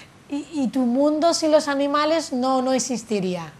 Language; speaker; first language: Spanish; native; Spanish